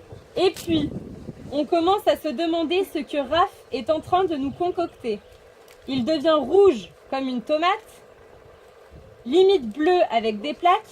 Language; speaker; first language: French; native; French